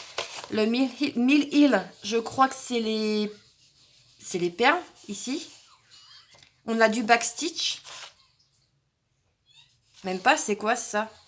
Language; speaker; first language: French; native; French